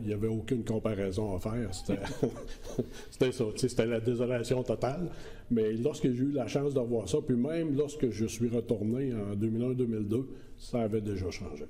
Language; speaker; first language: French; native; French